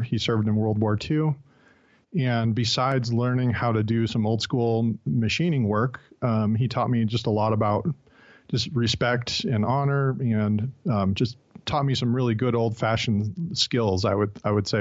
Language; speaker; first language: English; native; English